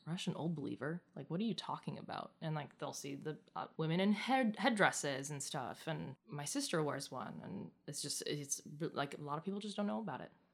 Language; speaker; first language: English; early bilingual, other home language; Russian